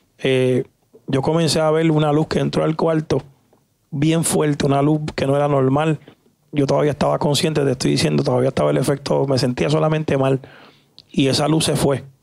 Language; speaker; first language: Spanish; native; Spanish